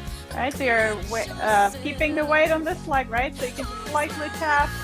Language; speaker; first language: English; native; English